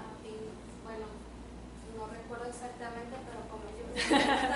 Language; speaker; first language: Spanish; native; Spanish